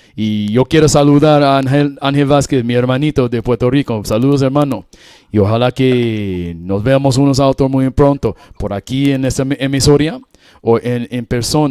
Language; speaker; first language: Spanish; non-native, learner; English